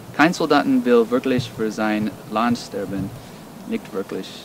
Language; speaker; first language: German; non-native, learner; English